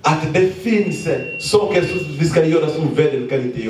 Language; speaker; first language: Swedish; non-native, fluent; Lingala